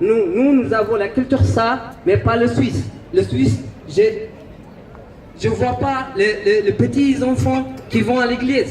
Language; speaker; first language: French; non-native, learner; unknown